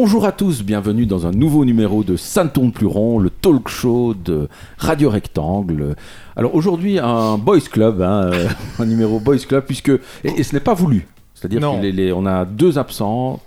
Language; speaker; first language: French; native; French